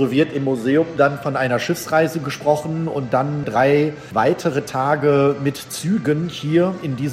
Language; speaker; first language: German; native; German